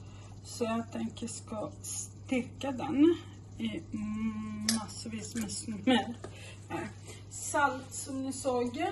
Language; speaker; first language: Swedish; non-native, local second language; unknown